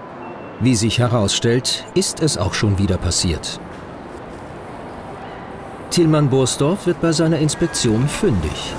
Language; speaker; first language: German; native; German